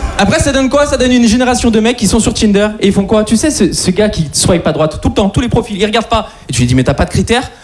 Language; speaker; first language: French; native; French